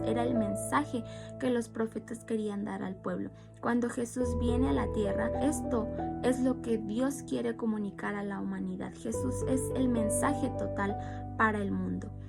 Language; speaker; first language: Spanish; native; Spanish